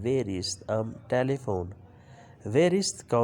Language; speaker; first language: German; non-native, fluent; Urdu